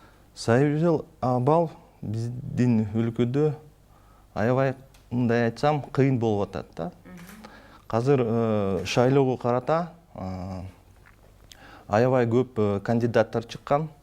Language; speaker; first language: Kyrgyz; non-native, local second language; Russian